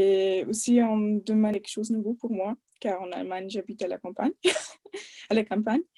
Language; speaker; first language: French; non-native, fluent; German